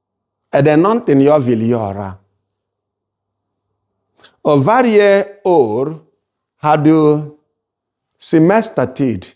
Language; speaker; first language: Swedish; non-native, fluent; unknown